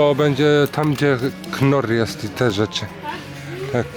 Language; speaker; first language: Polish; non-native, learner; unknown